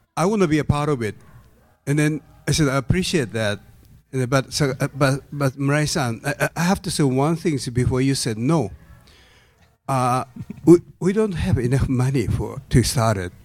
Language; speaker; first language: English; non-native, learner; Japanese